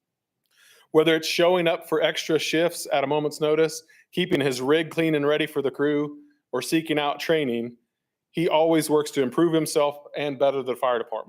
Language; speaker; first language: English; native; English